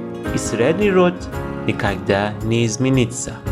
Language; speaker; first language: Russian; non-native, fluent; Persian